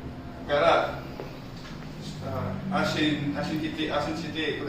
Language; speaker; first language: Japanese; non-native, learner; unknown